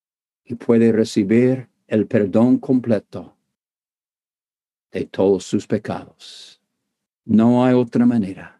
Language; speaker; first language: Spanish; non-native, fluent; English